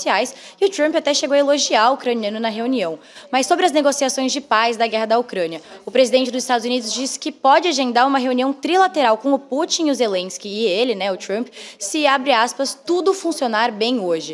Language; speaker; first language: Portuguese; native; Portuguese